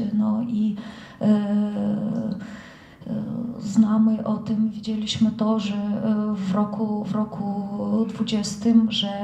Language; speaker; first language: Polish; non-native, fluent; Russian